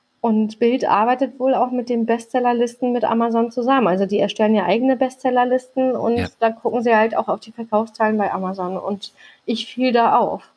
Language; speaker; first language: German; early bilingual, other home language; Turkish